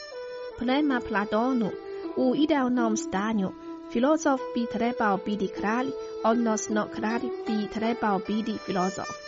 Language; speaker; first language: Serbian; non-native, fluent; Chinese